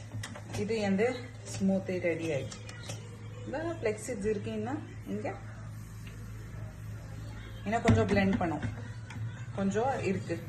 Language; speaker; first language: Tamil; non-native, local second language; Urdu